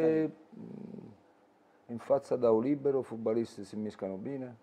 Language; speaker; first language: Romanian; non-native, learner; Italian